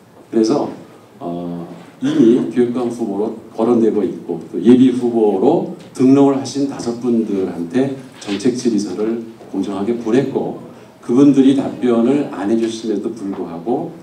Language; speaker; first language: Korean; native; Korean